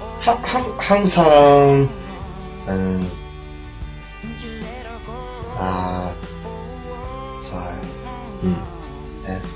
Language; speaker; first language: Korean; non-native, learner; Chinese